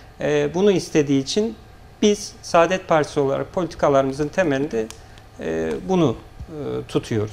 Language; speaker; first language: Turkish; native; Turkish